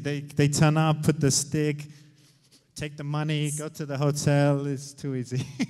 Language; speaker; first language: English; native; English